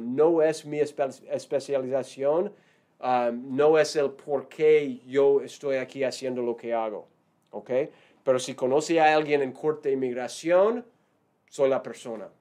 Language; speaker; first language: Spanish; non-native, fluent; English